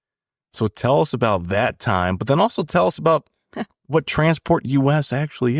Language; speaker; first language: English; native; English